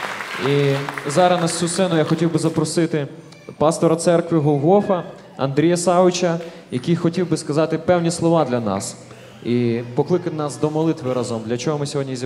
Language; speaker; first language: Ukrainian; native; Ukrainian